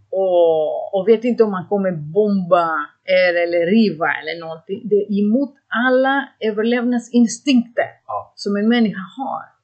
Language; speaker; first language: Swedish; non-native, fluent; Greek